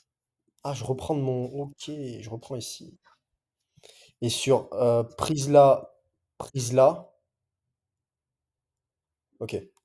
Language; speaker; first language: French; native; French